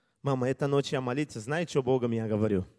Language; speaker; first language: Russian; non-native, learner; Portuguese